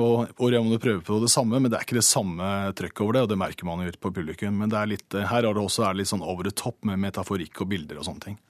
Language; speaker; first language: Norwegian; native; Norwegian